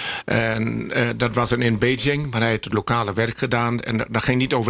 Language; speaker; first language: Dutch; native; Dutch